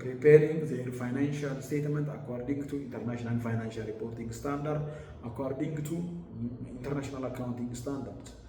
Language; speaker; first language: English; non-native, local second language; Amharic